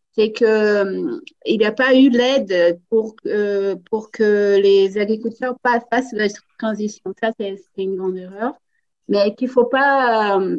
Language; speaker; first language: French; non-native, fluent; Portuguese